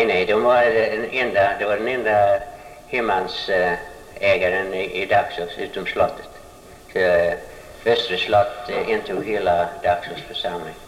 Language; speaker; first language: Swedish; early bilingual, heritage; Swedish